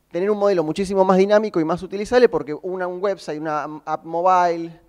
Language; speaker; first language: Spanish; native; Spanish